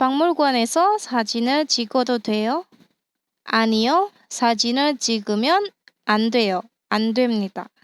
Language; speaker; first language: Korean; non-native, fluent; Indonesian